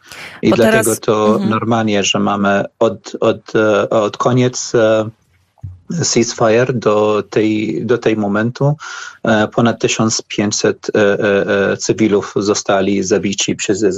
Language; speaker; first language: Polish; non-native, learner; Arabic